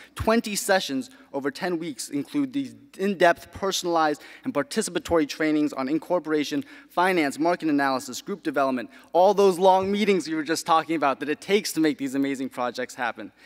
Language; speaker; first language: English; native; English